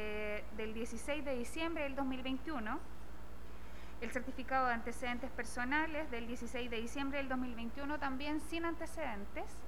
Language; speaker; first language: Spanish; native; Spanish